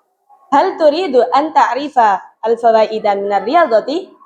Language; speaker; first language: Arabic; non-native, learner; Indonesian